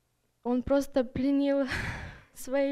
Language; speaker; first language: Russian; early bilingual, heritage; Russian